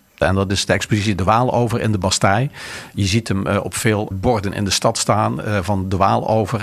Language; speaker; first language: Dutch; native; Dutch